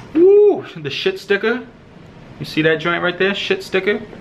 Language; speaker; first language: English; native; English